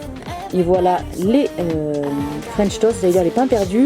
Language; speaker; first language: French; native; French